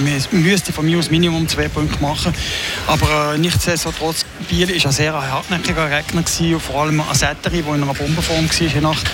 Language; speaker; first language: German; native; German